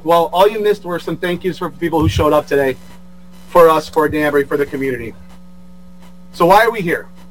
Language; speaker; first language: English; early bilingual, other home language; Portuguese